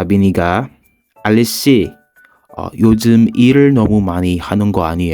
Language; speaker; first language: Korean; non-native, fluent; Filipino